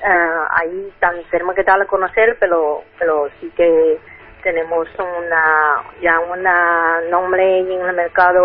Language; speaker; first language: Spanish; non-native, fluent; Chinese